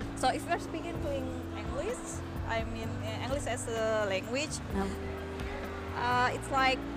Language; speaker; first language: English; non-native, fluent; Malay